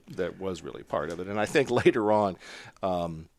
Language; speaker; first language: English; native; English